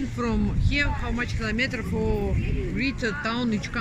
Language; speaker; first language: English; non-native, learner; Russian